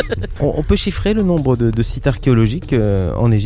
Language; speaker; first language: French; native; French